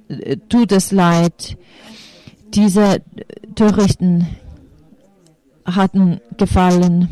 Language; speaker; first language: German; non-native, fluent; Finnish